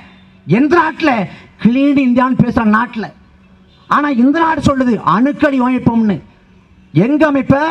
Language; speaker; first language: Tamil; native; Tamil